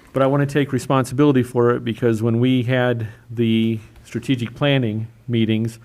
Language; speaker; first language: English; native; English